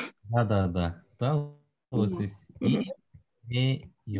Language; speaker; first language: Russian; non-native, fluent; Korean